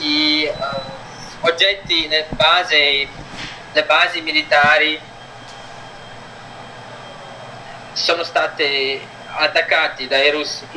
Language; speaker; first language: Italian; non-native, fluent; Ukrainian